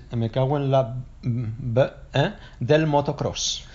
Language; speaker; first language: Spanish; native; Spanish